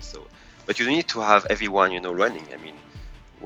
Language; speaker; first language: English; non-native, fluent; French